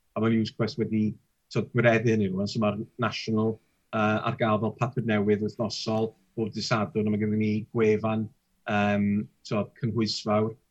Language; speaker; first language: Welsh; native; Welsh